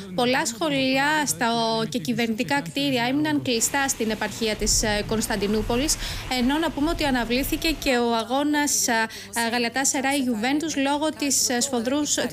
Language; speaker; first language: Greek; native; Greek